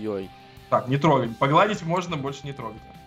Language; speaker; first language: Russian; native; Russian